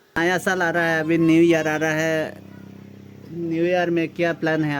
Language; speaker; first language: Hindi; non-native, local second language; Mizo